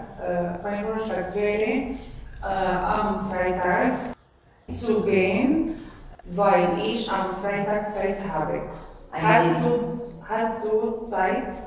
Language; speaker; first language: German; non-native, learner; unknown